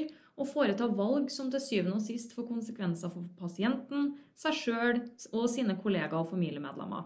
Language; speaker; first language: Norwegian; native; Norwegian